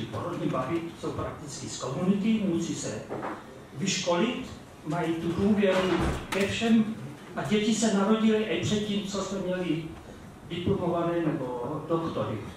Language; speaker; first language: Czech; non-native, fluent; German